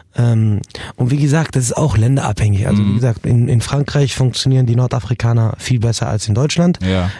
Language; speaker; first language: German; early bilingual, other home language; Arabic